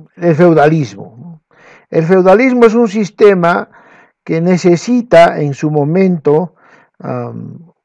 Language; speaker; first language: Spanish; non-native, local second language; Quechua